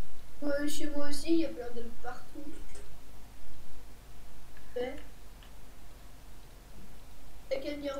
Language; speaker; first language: French; native; French